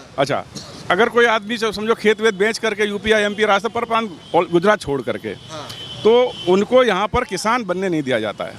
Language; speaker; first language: Hindi; native; Hindi